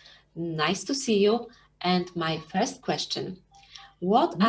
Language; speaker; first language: English; non-native, fluent; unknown